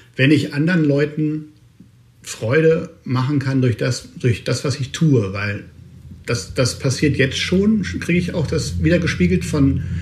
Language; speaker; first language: German; native; German